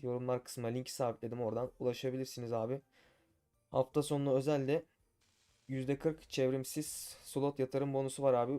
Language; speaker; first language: Turkish; native; Turkish